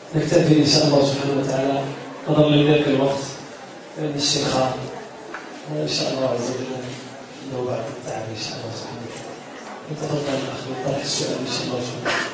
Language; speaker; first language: Arabic; native; Arabic